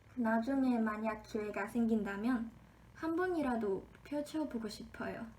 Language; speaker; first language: Korean; non-native, learner; Chinese